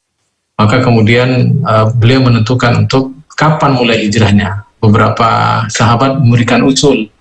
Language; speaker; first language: Indonesian; native; Indonesian